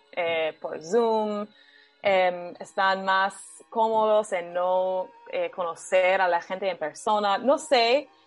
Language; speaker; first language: Spanish; non-native, fluent; English